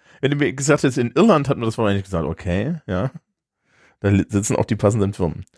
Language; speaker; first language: German; native; German